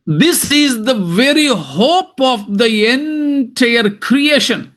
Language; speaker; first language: English; non-native, local second language; Malayalam